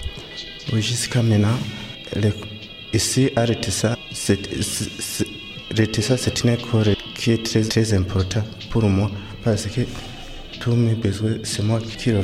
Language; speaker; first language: French; non-native, local second language; Rundi